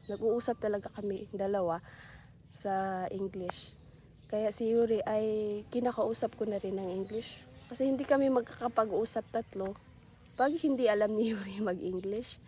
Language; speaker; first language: Filipino; non-native, local second language; Cebuano